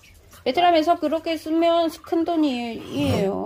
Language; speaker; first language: Korean; non-native, learner; Vietnamese